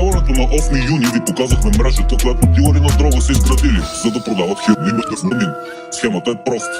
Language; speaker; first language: Bulgarian; native; Bulgarian